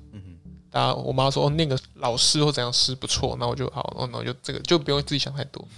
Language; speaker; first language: Chinese; native; Chinese